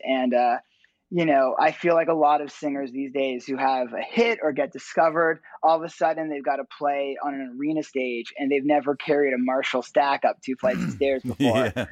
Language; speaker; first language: English; native; English